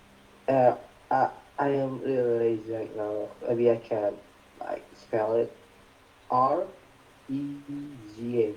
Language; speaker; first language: English; non-native, learner; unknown